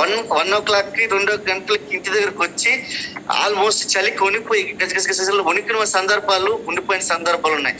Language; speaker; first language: Telugu; native; Telugu